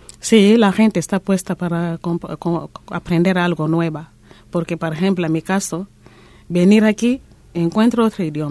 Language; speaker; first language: Spanish; non-native, learner; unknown